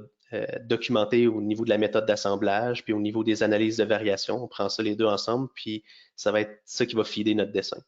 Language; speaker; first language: French; native; French